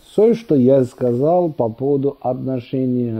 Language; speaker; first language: Russian; non-native, fluent; Persian